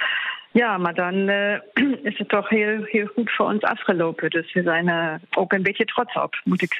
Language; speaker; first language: Dutch; non-native, fluent; German